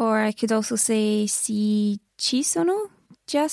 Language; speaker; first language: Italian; non-native, learner; English